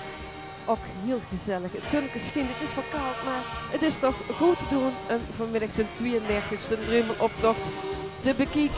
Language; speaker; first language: Dutch; native; Dutch